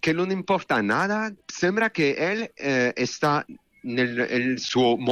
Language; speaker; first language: Spanish; non-native, learner; French